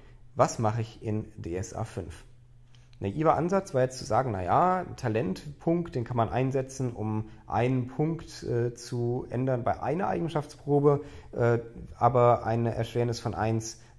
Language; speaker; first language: German; native; German